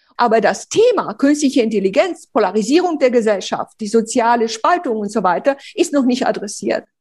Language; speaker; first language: German; early bilingual, other home language; Romanian